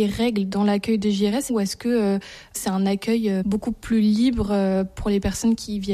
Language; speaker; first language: French; native; French